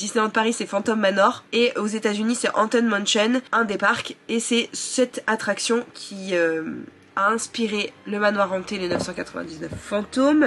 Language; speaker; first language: French; native; French